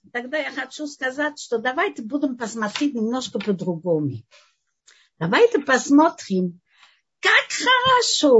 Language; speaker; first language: Russian; non-native, fluent; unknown